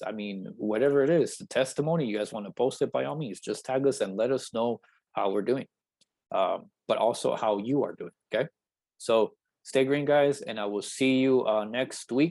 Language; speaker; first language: English; native; English